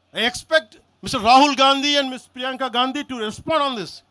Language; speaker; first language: English; non-native, local second language; Telugu